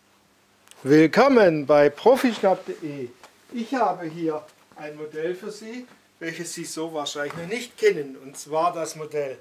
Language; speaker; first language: German; native; German